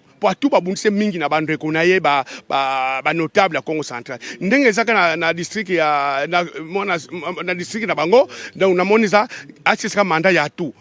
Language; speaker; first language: Lingala; non-native, local second language; Kongo